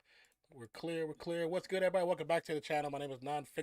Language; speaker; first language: English; native; English